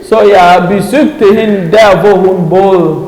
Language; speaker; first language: Danish; non-native, fluent; French